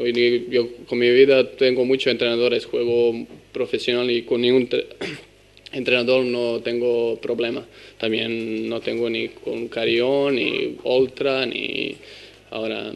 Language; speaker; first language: Spanish; non-native, learner; Serbian